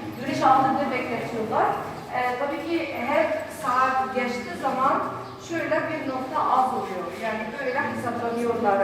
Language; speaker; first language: Turkish; non-native, learner; Arabic